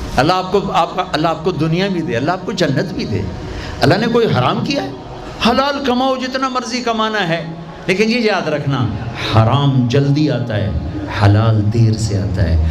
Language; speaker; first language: Urdu; non-native, local second language; Punjabi